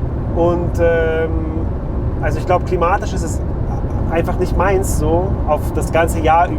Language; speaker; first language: German; native; German